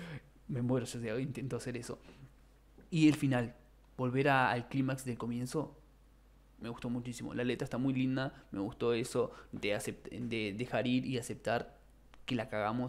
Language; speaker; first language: Spanish; native; Spanish